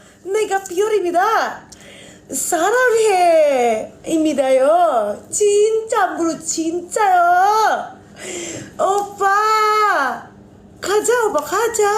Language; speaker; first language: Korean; non-native, learner; Indonesian